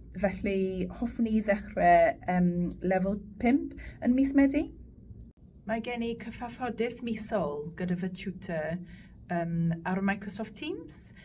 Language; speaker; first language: Welsh; non-native, local second language; English